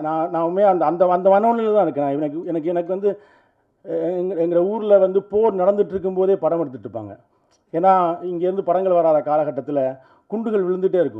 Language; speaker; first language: Tamil; native; Tamil